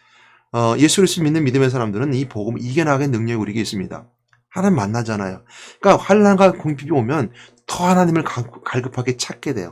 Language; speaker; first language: Korean; native; Korean